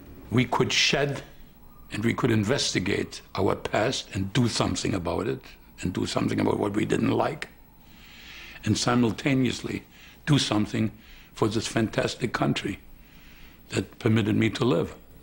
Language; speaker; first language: English; non-native, fluent; German